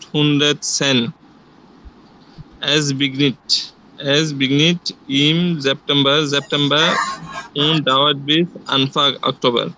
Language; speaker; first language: German; non-native, learner; Bangla